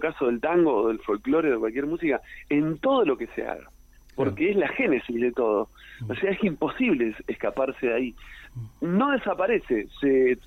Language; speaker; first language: Spanish; native; Spanish